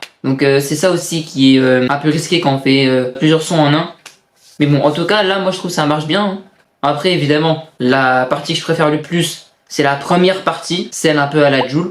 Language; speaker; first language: French; native; French